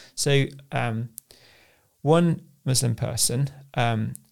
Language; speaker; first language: English; native; English